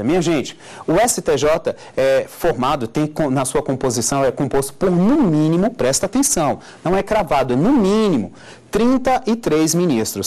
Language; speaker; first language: Portuguese; native; Portuguese